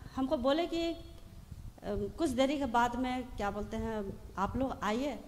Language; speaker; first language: Hindi; native; Hindi